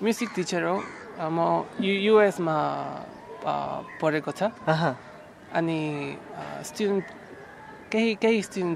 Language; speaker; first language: Nepali; non-native, learner; Spanish